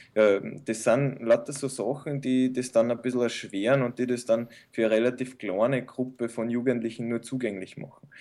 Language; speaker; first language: German; early bilingual, other home language; Bosnian